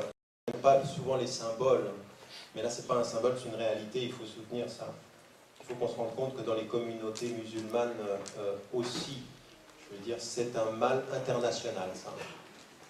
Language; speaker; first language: French; native; French